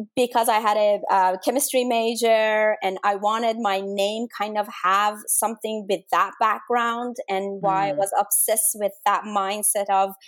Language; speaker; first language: English; non-native, fluent; Danish